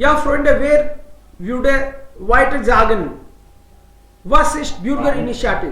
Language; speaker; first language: German; non-native, fluent; Hindi